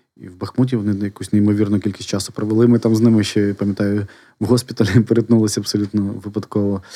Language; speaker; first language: Ukrainian; non-native, local second language; Russian